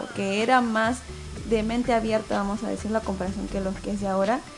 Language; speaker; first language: Spanish; native; Spanish